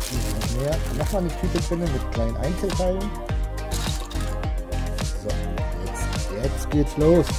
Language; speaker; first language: German; native; German